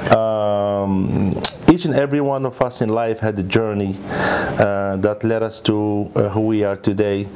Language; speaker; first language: English; early bilingual, other home language; Arabic